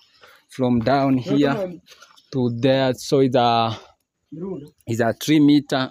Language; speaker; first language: English; non-native, learner; Swahili